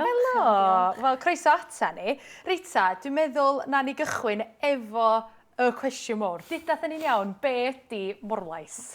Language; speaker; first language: Welsh; native; Welsh